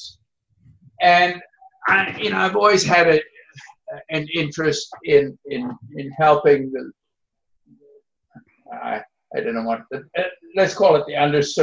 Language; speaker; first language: English; native; English